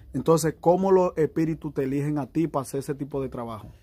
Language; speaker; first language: Spanish; native; Spanish